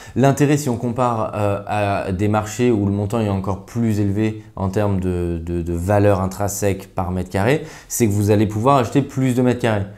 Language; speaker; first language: French; native; French